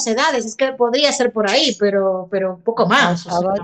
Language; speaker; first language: Spanish; native; Spanish